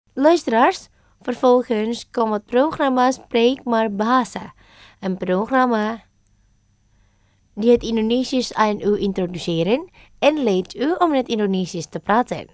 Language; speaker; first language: Dutch; non-native, fluent; Indonesian